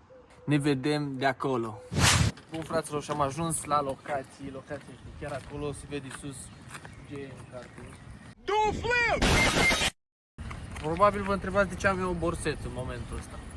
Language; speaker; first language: Romanian; native; Romanian